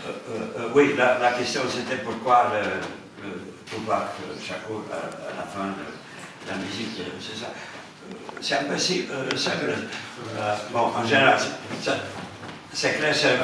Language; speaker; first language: French; non-native, fluent; Romanian